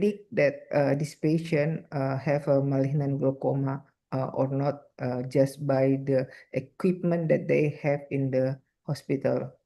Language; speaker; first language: English; non-native, fluent; Indonesian